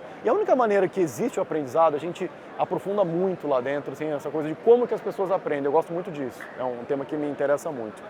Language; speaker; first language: Portuguese; native; Portuguese